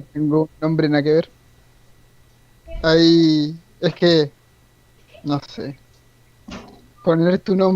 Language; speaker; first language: Spanish; native; Spanish